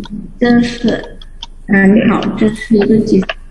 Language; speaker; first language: Chinese; non-native, fluent; Indonesian